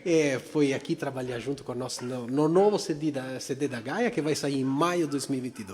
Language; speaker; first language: Portuguese; non-native, fluent; Italian